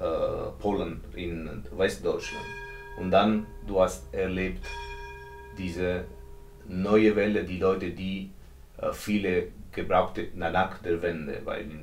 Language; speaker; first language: German; non-native, learner; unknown